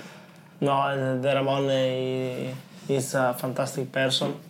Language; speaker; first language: English; non-native, learner; Italian